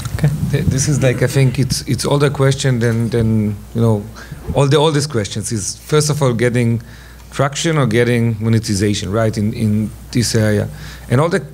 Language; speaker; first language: English; non-native, fluent; Hebrew